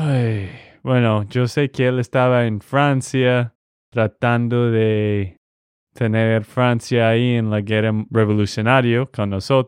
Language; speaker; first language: Spanish; non-native, fluent; English